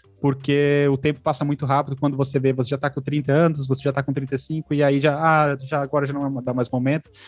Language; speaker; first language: Portuguese; native; Portuguese